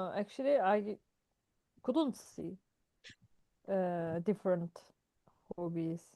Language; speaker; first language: English; non-native, learner; Turkish